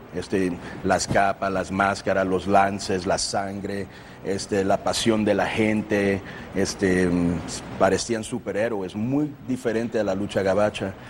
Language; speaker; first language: Spanish; early bilingual, heritage; Spanish